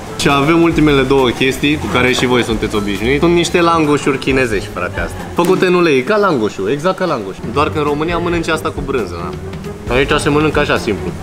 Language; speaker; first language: Romanian; early bilingual, other home language; Chinese